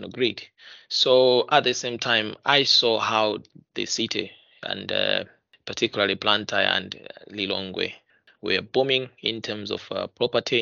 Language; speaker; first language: English; non-native, local second language; Nyanja